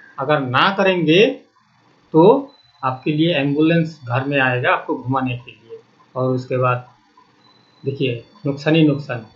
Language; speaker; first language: Hindi; non-native, local second language; Bangla